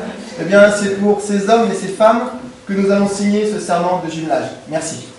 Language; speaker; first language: French; native; French